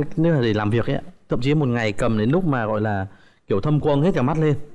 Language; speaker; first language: Vietnamese; native; Vietnamese